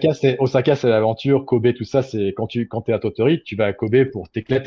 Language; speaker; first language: French; native; French